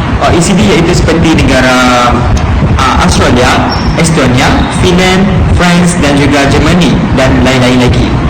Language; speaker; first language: Malay; native; Malay